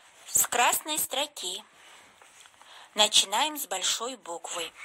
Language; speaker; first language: Russian; non-native, local second language; Kyrgyz